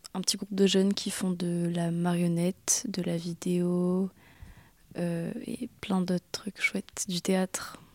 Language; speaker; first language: French; native; French